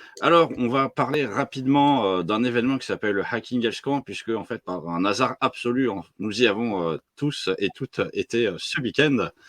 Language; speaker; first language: French; native; French